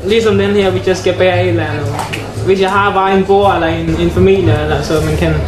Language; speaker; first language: Danish; non-native, learner; Mon